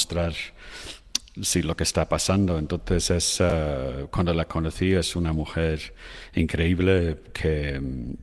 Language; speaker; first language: Spanish; non-native, fluent; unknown